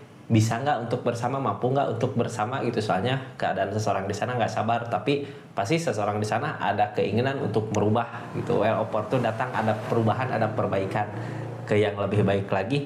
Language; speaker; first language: Indonesian; native; Indonesian